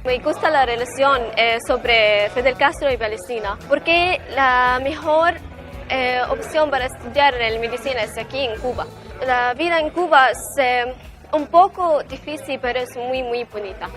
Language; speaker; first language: Spanish; non-native, learner; Arabic